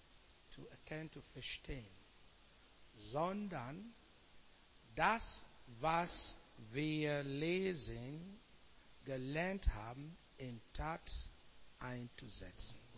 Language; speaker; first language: German; non-native, learner; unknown